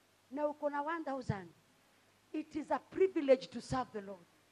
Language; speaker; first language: English; non-native, local second language; Swahili